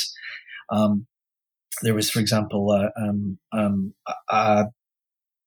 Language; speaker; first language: English; native; English